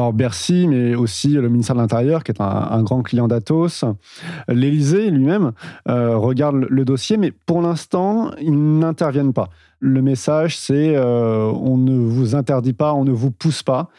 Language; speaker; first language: French; native; French